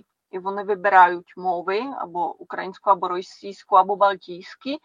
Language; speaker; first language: Ukrainian; non-native, fluent; Czech